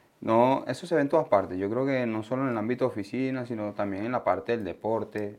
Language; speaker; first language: Spanish; native; Spanish